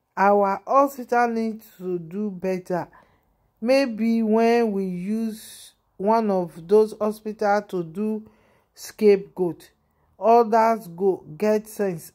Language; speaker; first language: Nigerian Pidgin; non-native, local second language; Yoruba